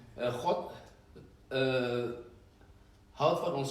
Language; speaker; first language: Dutch; non-native, fluent; Indonesian